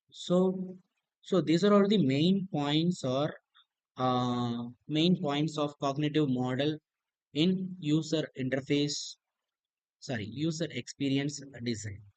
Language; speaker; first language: English; non-native, local second language; Tamil